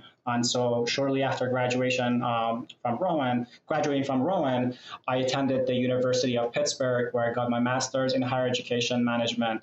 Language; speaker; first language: English; non-native, fluent; Persian